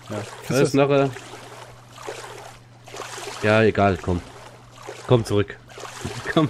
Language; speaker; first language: German; native; German